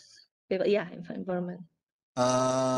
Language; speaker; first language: English; non-native, learner; Indonesian